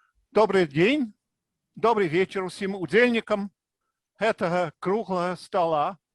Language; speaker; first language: Belarusian; non-native, fluent; English